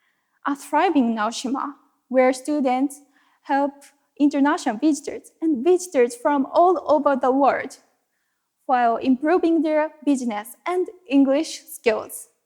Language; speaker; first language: English; non-native, fluent; Japanese